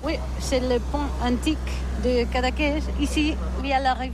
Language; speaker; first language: French; non-native, learner; Catalan